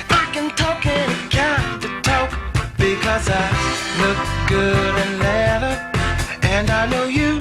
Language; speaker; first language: English; non-native, learner; Thai